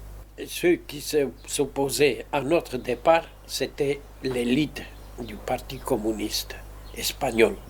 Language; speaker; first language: French; non-native, fluent; Spanish